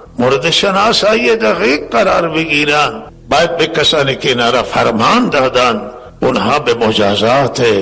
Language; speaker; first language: Persian; non-native, local second language; Baluchi